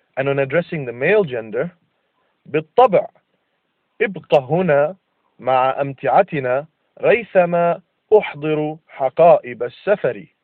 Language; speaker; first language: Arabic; non-native, fluent; English